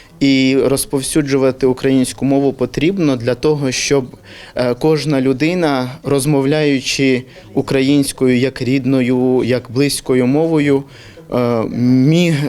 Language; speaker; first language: Ukrainian; non-native, local second language; Turkish